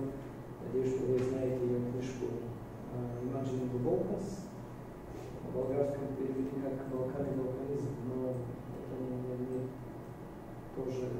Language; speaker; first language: Russian; non-native, fluent; Bulgarian